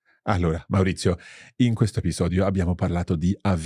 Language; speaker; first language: Italian; non-native, fluent; English